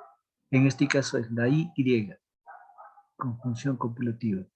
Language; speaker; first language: Spanish; native; Spanish